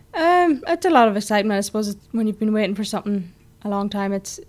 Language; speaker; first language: English; native; English